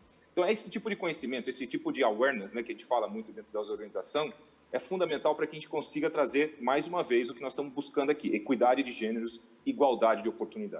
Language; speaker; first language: Portuguese; native; Portuguese